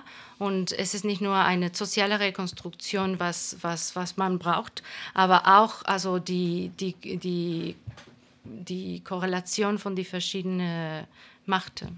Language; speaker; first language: German; non-native, fluent; Spanish